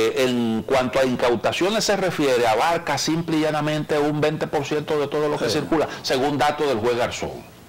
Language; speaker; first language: Spanish; native; Spanish